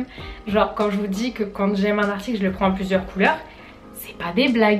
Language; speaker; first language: French; native; French